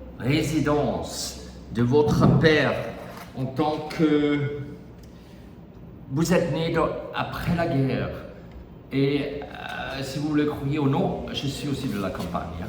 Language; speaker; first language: French; non-native, learner; German